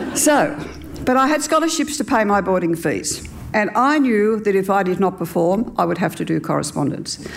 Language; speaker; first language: English; native; English